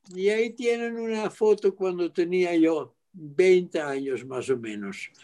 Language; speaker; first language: Spanish; non-native, fluent; Dutch